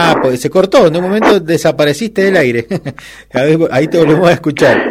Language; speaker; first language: Spanish; native; Spanish